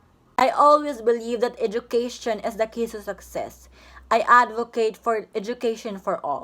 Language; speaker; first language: English; non-native, local second language; Filipino